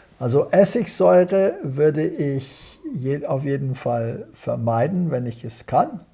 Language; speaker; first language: German; early bilingual, heritage; German